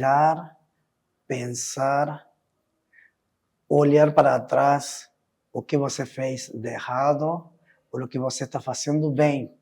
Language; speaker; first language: Portuguese; non-native, fluent; Spanish